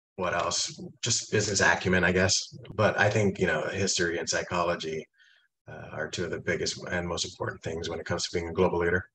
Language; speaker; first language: English; native; English